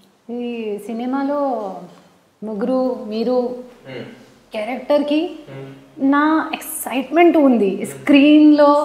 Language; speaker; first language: Telugu; non-native, learner; Hindi